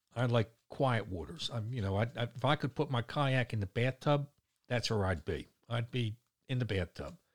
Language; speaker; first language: English; native; English